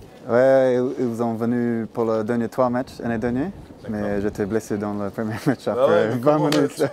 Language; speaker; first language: French; non-native, learner; English